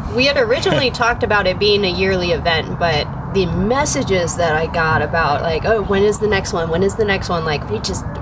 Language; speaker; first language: English; native; English